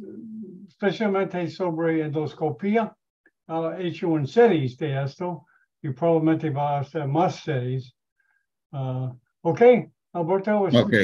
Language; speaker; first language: Spanish; non-native, learner; English